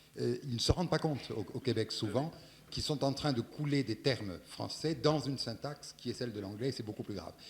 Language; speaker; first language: French; native; French